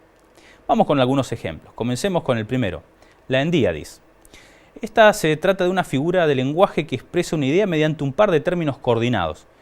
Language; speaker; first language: Spanish; native; Spanish